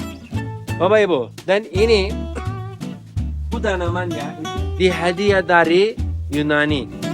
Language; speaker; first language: Indonesian; non-native, learner; Turkish